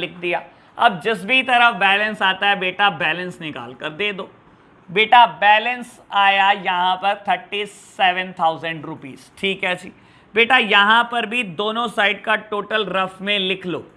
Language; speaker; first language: Hindi; native; Hindi